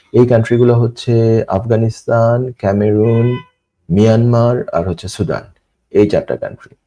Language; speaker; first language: Bangla; native; Bangla